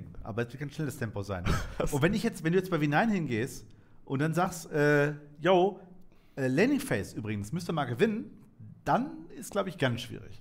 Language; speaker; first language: German; native; German